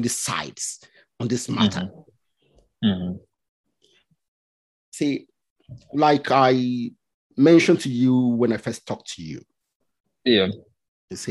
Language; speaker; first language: English; non-native, local second language; Yoruba